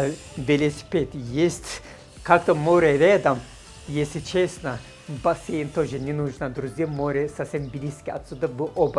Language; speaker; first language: Russian; non-native, fluent; Turkish